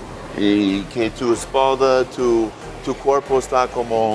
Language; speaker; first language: Spanish; non-native, learner; English